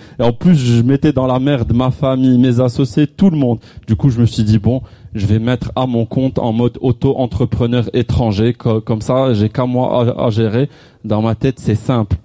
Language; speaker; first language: French; non-native, local second language; Arabic